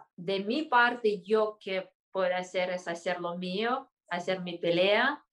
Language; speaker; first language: Spanish; non-native, fluent; Kyrgyz